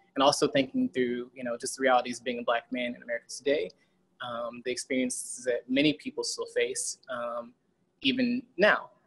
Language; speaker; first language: English; native; English